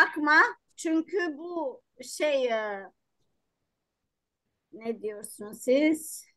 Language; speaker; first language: Turkish; non-native, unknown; Albanian